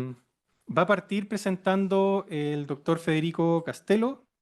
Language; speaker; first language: Spanish; native; Spanish